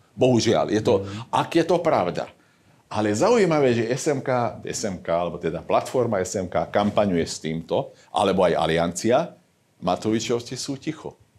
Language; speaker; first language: Slovak; non-native, local second language; Hungarian